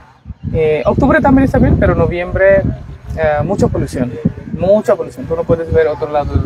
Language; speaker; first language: Spanish; non-native, learner; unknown